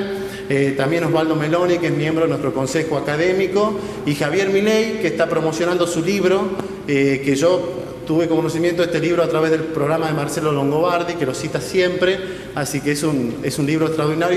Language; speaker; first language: Spanish; native; Spanish